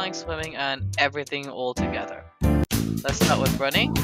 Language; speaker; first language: English; native; English